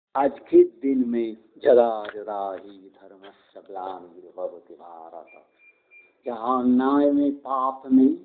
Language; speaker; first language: Hindi; non-native, local second language; Bangla